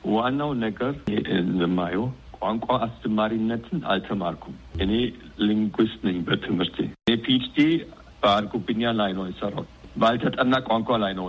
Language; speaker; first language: Amharic; non-native, fluent; German